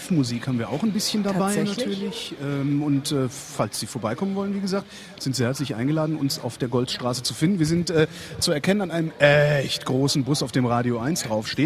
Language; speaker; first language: German; native; German